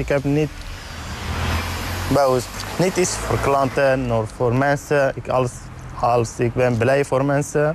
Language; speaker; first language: Dutch; non-native, learner; Arabic